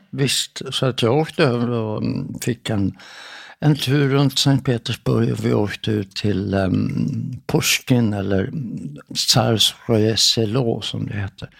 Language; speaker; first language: Swedish; native; Swedish